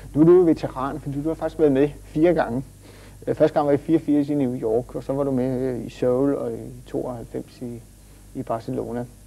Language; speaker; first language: Danish; native; Danish